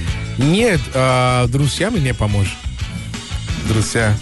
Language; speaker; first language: Russian; non-native, learner; Spanish